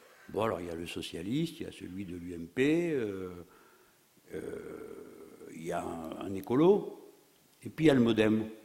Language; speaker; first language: French; native; French